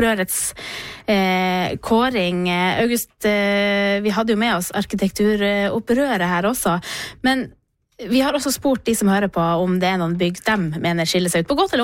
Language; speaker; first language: Norwegian; native; Norwegian